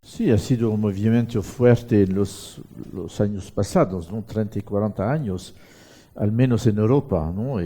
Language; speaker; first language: Spanish; non-native, fluent; French